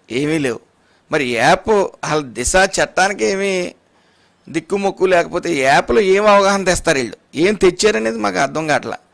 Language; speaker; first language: Telugu; native; Telugu